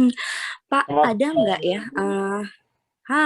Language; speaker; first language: Indonesian; native; Indonesian